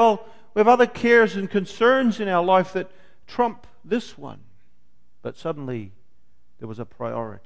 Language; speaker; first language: English; native; English